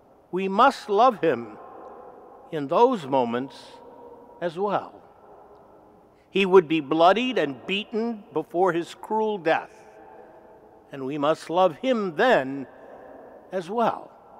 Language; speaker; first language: English; native; English